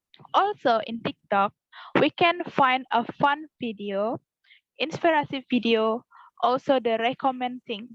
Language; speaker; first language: English; non-native, learner; Indonesian